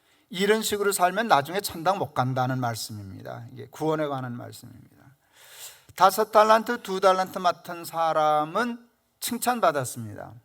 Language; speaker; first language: Korean; native; Korean